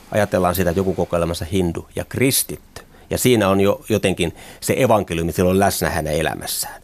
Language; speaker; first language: Finnish; native; Finnish